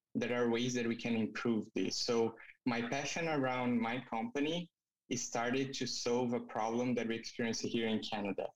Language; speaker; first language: English; non-native, fluent; Portuguese